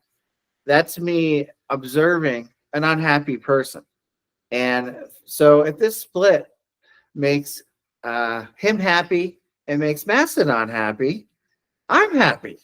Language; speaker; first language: English; native; English